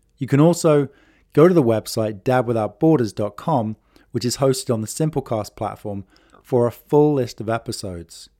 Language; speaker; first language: English; native; English